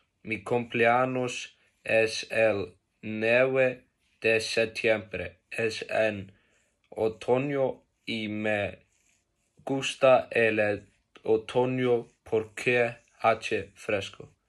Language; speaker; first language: Spanish; non-native, learner; Icelandic